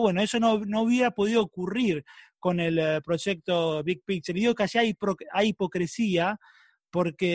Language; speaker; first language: Spanish; native; Spanish